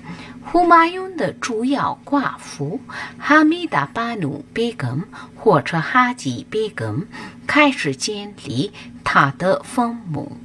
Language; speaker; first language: Chinese; non-native, learner; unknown